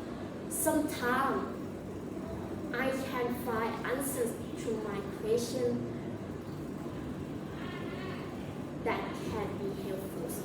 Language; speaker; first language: English; non-native, learner; Thai